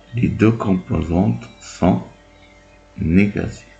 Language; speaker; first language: French; non-native, local second language; Arabic